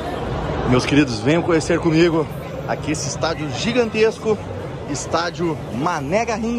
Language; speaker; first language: Portuguese; native; Portuguese